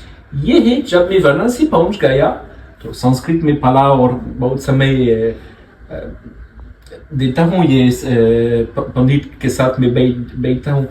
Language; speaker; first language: Hindi; non-native, learner; French